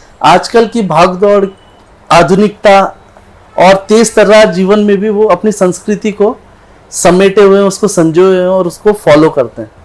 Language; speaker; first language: Hindi; non-native, local second language; Nepali